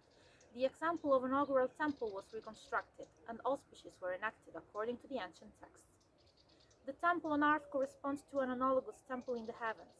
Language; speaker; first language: English; non-native, fluent; Italian